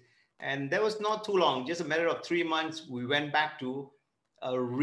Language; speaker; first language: English; non-native, local second language; Tamil